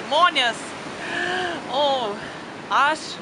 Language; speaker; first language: Lithuanian; non-native, learner; Russian